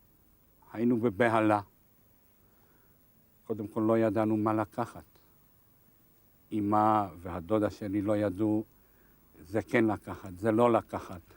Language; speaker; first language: Hebrew; non-native, fluent; Hungarian